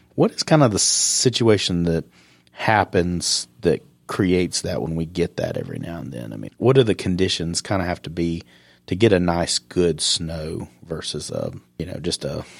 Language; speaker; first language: English; native; English